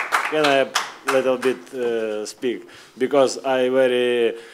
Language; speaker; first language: English; non-native, learner; Ukrainian